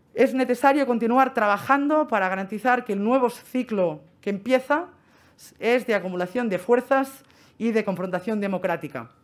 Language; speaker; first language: Spanish; non-native, local second language; Catalan